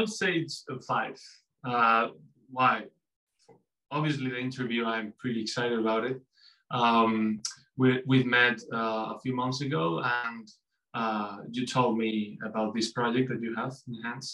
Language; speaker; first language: English; non-native, fluent; Spanish